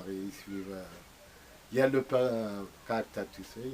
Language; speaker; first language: French; non-native, local second language; Arabic